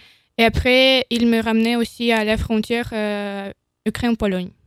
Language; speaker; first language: French; non-native, learner; Ukrainian